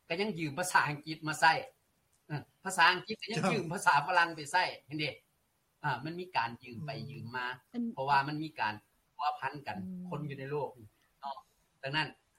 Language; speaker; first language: Lao; native; Lao